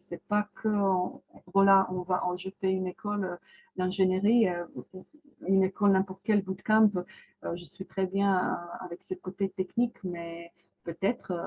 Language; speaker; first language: French; non-native, fluent; Croatian